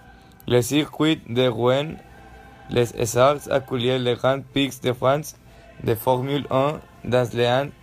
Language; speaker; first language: French; non-native, learner; Spanish